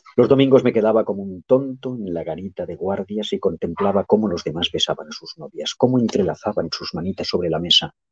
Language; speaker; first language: Spanish; non-native, local second language; Catalan